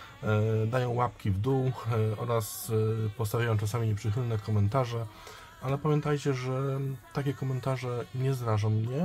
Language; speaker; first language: Polish; native; Polish